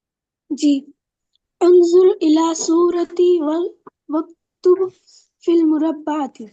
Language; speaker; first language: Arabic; non-native, learner; Urdu